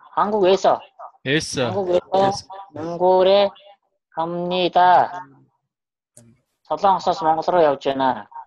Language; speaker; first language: Korean; non-native, fluent; Mongolian